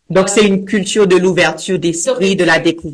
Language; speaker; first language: French; native; French